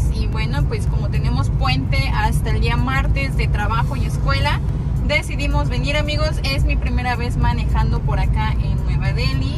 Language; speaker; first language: Spanish; native; Spanish